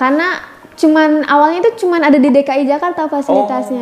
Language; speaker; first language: Indonesian; native; Indonesian